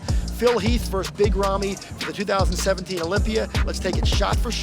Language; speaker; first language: English; native; English